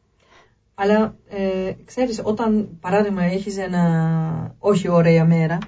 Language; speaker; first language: Greek; non-native, learner; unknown